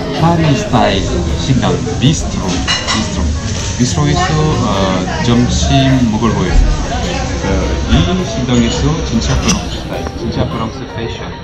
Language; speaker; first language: Korean; non-native, learner; French